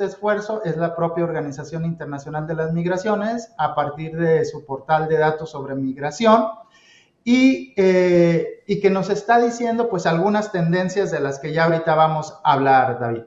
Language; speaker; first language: Spanish; native; Spanish